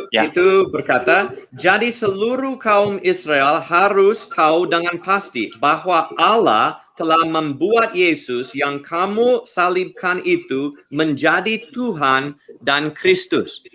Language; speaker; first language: Indonesian; non-native, learner; English